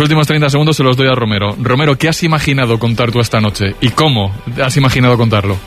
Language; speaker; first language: Spanish; native; Spanish